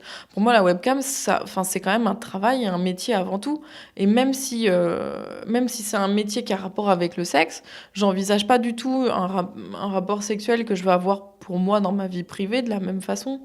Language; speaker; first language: French; native; French